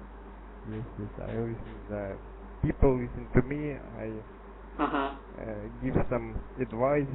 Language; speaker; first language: English; non-native, learner; Russian